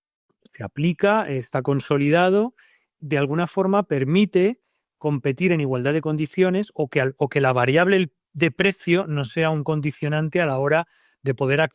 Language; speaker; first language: Spanish; native; Spanish